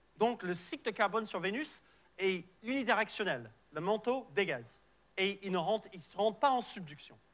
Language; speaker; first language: French; non-native, fluent; English